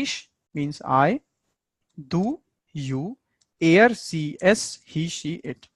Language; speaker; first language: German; non-native, fluent; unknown